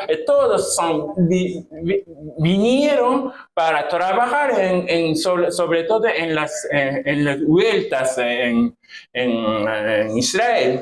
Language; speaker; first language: Spanish; non-native, fluent; Japanese